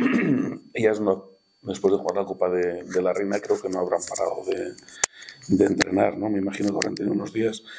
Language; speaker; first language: Spanish; native; Spanish